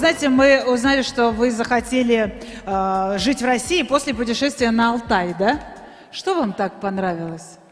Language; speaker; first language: Russian; native; Russian